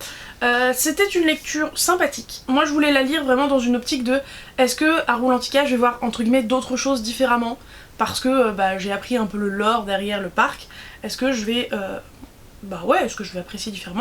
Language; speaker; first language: French; native; French